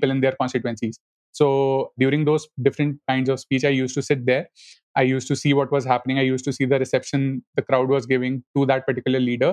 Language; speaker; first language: English; non-native, local second language; Hindi